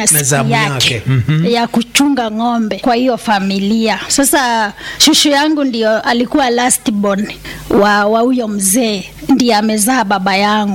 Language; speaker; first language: Swahili; non-native, local second language; Kamba